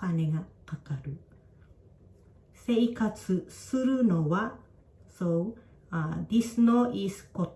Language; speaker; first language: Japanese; non-native, fluent; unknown